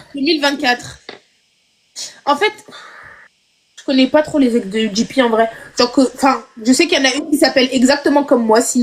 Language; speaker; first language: French; native; French